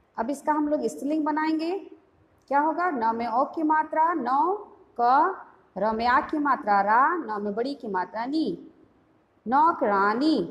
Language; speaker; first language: Hindi; native; Hindi